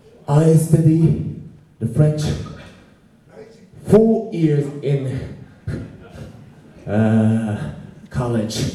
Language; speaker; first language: English; non-native, learner; Japanese